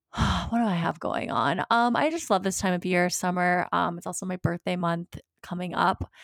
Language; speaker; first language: English; native; English